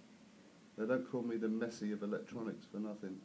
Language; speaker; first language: English; native; English